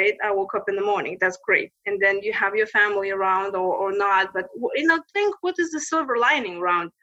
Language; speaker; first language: English; non-native, fluent; Lithuanian